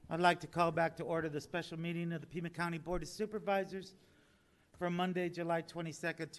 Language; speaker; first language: English; native; English